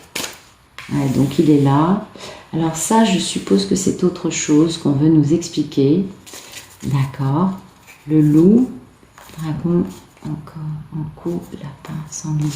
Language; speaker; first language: French; native; French